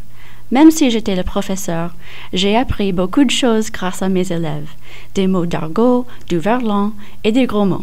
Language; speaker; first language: French; non-native, fluent; English